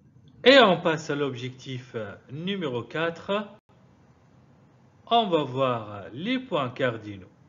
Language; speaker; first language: French; non-native, fluent; Arabic